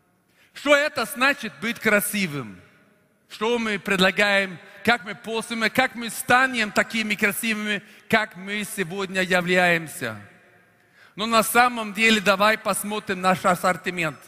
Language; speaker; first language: Russian; non-native, fluent; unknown